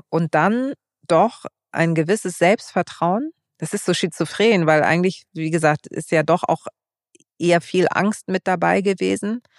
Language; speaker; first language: German; early bilingual, other home language; Greek